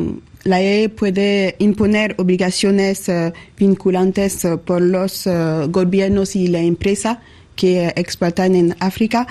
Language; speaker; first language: Spanish; non-native, learner; French